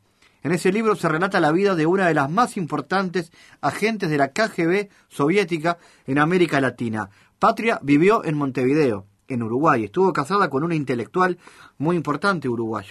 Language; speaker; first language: Spanish; native; Spanish